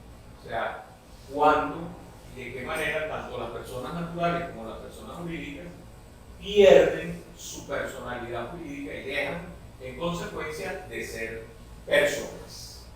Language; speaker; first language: Spanish; native; Spanish